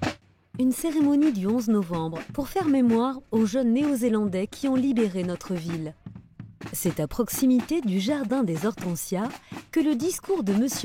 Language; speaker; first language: French; native; French